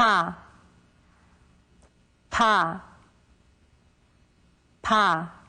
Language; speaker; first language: Korean; native; Korean